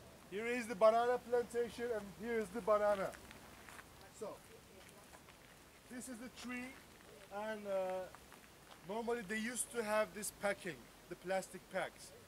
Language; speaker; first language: English; non-native, fluent; Turkish